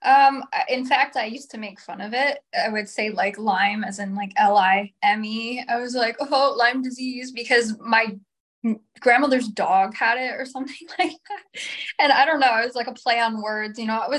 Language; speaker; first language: English; native; English